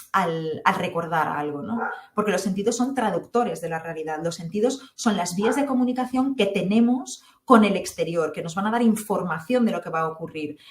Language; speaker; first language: Spanish; native; Spanish